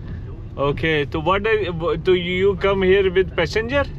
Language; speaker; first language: English; non-native, local second language; Urdu